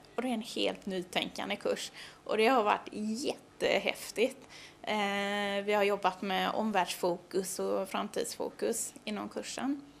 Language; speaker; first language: Swedish; native; Swedish